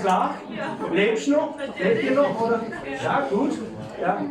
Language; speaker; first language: German; non-native, fluent; English